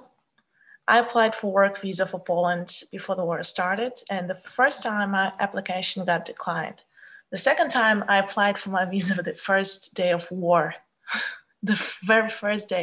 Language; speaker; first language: English; non-native, fluent; Russian